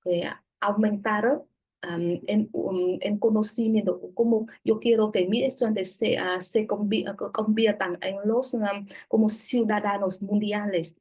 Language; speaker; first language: Spanish; non-native, fluent; Vietnamese